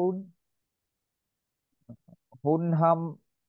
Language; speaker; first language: Korean; non-native, learner; Vietnamese